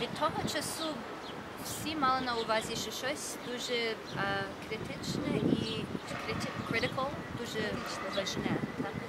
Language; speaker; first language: Ukrainian; early bilingual, heritage; Ukrainian